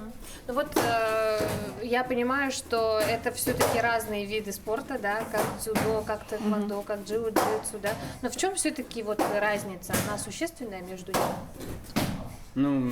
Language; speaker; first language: Russian; native; Russian